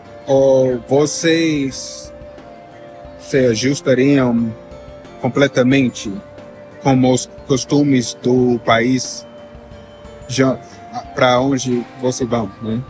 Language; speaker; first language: Portuguese; non-native, fluent; English